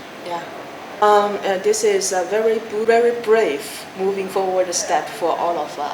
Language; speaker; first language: English; non-native, fluent; Chinese